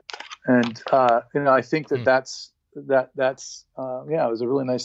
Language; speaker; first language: English; native; English